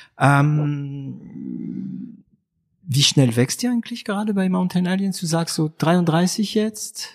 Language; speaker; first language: German; non-native, fluent; French